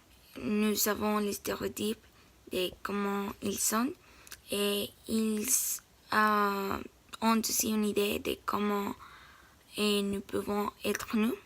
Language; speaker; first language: French; non-native, learner; Spanish